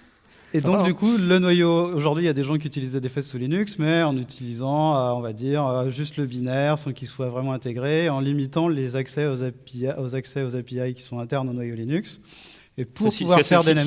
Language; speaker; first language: French; native; French